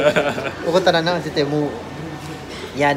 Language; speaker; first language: Japanese; non-native, learner; Filipino